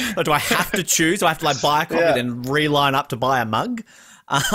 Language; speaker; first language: English; native; English